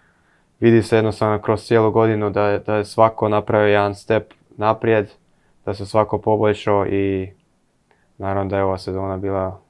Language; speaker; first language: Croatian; early bilingual, heritage; Croatian